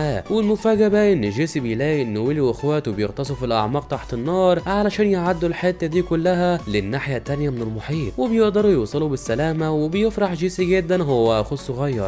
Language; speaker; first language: Arabic; native; Arabic